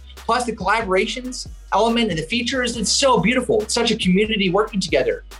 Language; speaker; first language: English; native; English